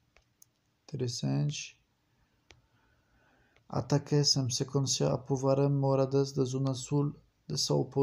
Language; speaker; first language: Portuguese; non-native, fluent; French